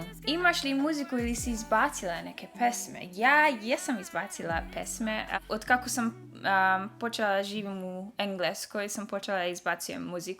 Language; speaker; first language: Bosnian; early bilingual, heritage; Dutch